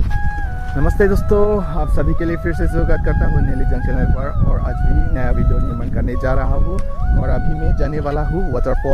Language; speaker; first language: Hindi; non-native, local second language; Karbi